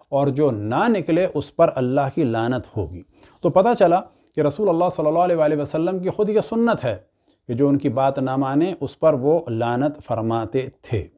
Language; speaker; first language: Urdu; native; Urdu